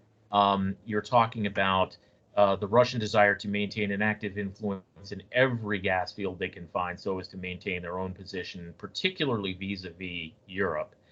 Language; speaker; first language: English; native; English